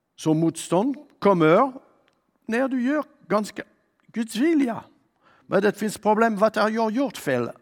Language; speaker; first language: Swedish; non-native, fluent; French